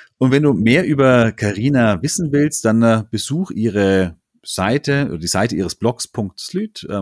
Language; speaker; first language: German; native; German